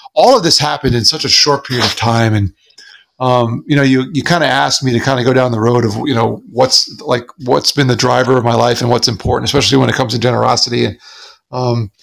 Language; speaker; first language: English; native; English